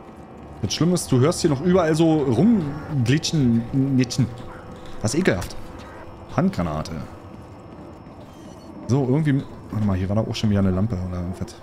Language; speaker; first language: German; native; German